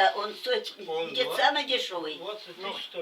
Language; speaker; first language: Russian; native; Russian